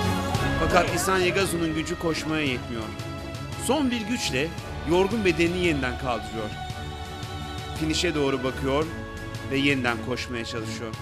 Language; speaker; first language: Turkish; native; Turkish